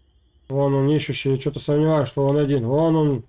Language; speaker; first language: Russian; native; Russian